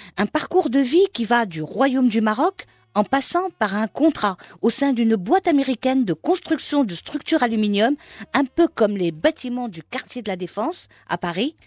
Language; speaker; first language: French; non-native, local second language; Arabic